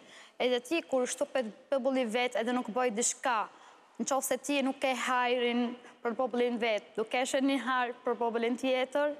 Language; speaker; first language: Albanian; non-native, learner; Arabic